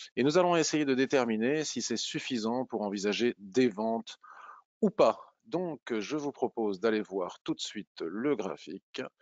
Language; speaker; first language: French; native; French